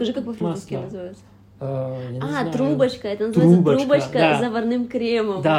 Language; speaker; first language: Russian; native; Russian